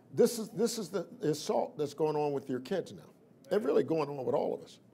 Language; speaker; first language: English; native; English